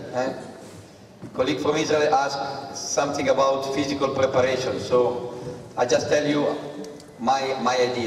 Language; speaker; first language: English; non-native, fluent; Italian